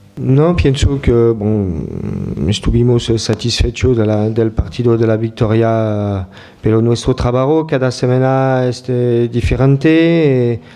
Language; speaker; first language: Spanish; non-native, learner; French